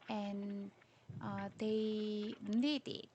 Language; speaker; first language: English; non-native, learner; Korean